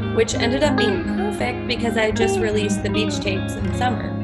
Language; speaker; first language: English; native; English